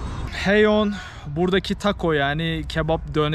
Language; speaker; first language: Turkish; native; Turkish